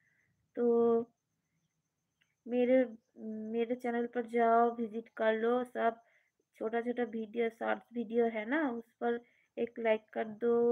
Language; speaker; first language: Hindi; non-native, learner; Bangla